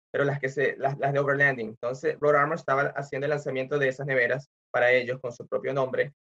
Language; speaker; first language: Spanish; native; Spanish